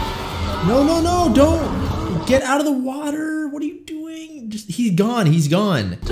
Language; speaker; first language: English; native; English